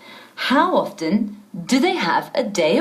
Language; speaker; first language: English; non-native, fluent; Spanish